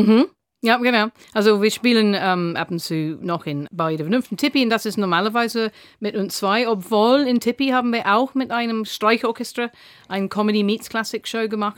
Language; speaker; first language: German; non-native, fluent; English